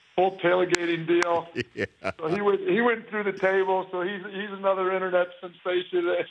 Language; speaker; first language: English; native; English